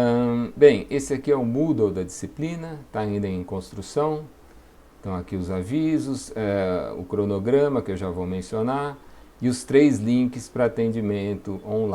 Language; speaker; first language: Portuguese; native; Portuguese